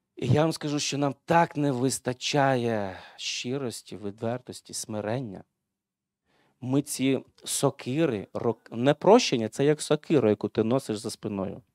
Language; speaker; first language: Ukrainian; non-native, local second language; Russian